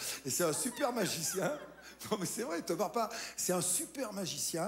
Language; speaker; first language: French; native; French